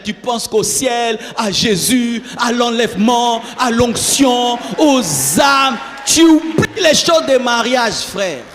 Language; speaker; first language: French; non-native, local second language; Lingala